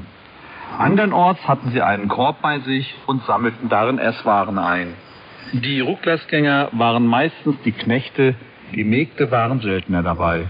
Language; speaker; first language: German; native; German